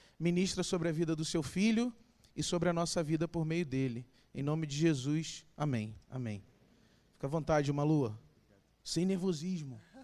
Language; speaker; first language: Portuguese; native; Portuguese